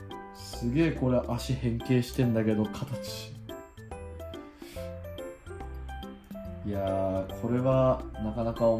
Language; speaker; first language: Japanese; native; Japanese